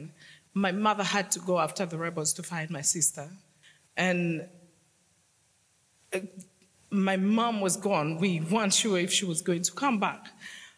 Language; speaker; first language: English; non-native, local second language; Acoli